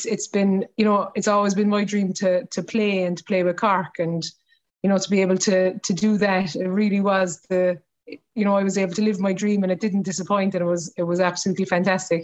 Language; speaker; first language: English; native; English